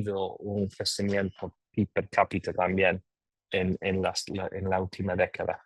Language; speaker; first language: Spanish; non-native, fluent; English